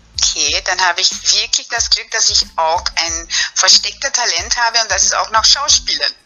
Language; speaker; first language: German; non-native, fluent; English